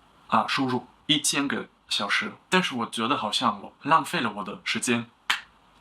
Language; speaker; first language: Chinese; non-native, learner; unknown